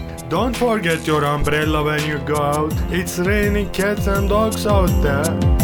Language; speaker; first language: English; non-native, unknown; Turkish